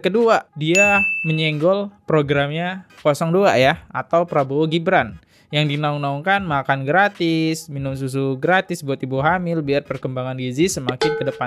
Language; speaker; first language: Indonesian; native; Indonesian